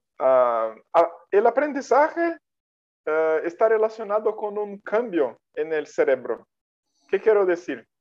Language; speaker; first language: Spanish; non-native, fluent; Portuguese